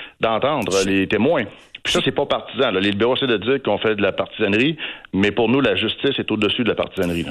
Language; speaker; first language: French; native; French